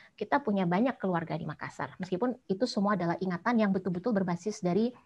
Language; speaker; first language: Indonesian; native; Indonesian